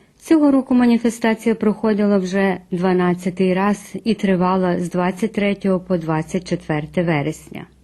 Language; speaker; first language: Ukrainian; early bilingual, heritage; Ukrainian